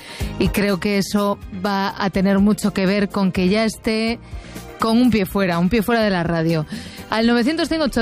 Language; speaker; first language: Spanish; native; Spanish